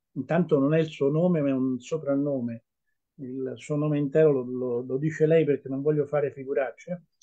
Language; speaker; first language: Italian; native; Italian